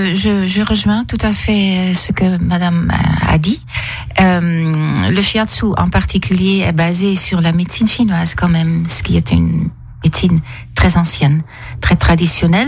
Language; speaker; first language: French; non-native, fluent; Dutch